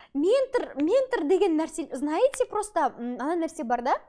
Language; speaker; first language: Russian; non-native, local second language; Kazakh